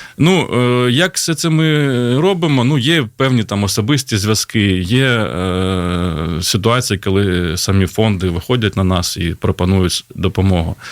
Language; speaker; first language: Ukrainian; native; Ukrainian